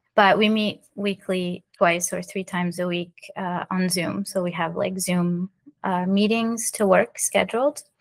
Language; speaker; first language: English; early bilingual, other home language; French